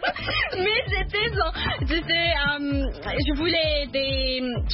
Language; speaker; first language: French; non-native, learner; Arabic